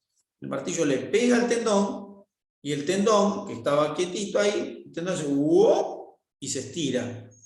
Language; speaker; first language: Spanish; native; Spanish